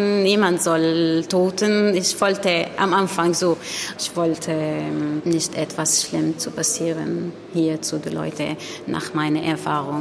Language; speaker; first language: German; non-native, learner; Arabic